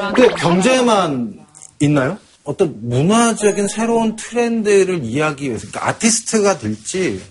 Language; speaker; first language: Korean; native; Korean